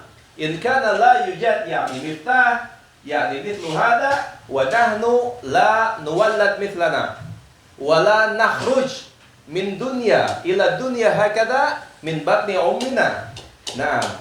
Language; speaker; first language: Arabic; non-native, fluent; Indonesian